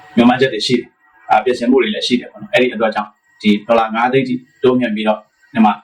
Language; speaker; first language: Burmese; native; Burmese